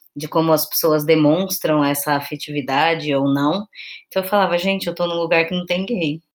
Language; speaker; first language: Portuguese; native; Portuguese